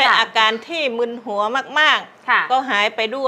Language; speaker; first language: Thai; native; Thai